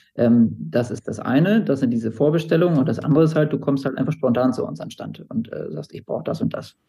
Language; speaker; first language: German; native; German